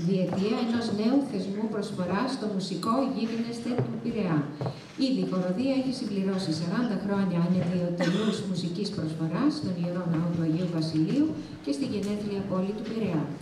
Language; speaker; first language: Greek; native; Greek